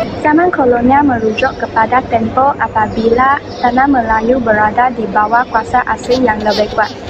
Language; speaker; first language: Malay; non-native, local second language; Chinese